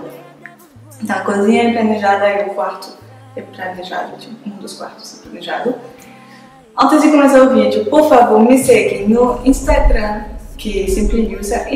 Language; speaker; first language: Portuguese; non-native, fluent; French